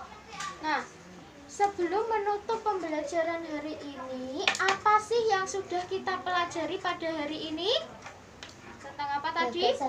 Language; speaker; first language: Indonesian; native; Indonesian